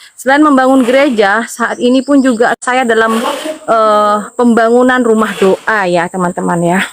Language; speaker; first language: Indonesian; non-native, local second language; Madurese